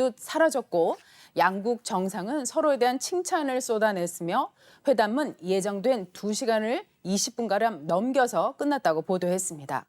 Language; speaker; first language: Korean; native; Korean